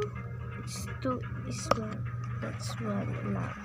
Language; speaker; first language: English; non-native, local second language; Filipino